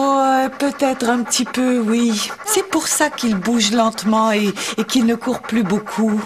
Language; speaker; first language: French; native; French